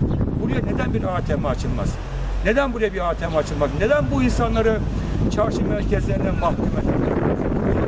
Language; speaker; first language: Turkish; native; Turkish